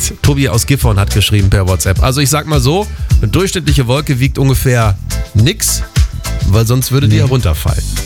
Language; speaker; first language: German; native; German